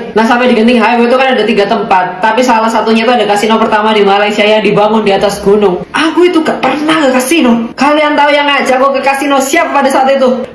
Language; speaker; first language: Indonesian; native; Indonesian